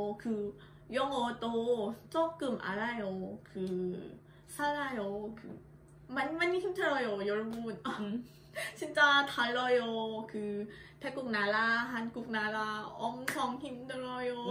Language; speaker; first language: Korean; non-native, learner; Thai